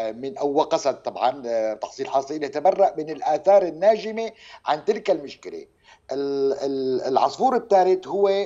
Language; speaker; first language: Arabic; native; Arabic